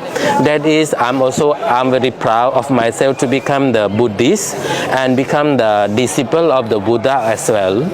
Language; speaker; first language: English; non-native, fluent; Lao